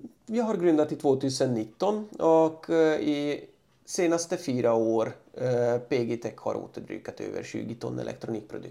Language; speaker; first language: Swedish; non-native, fluent; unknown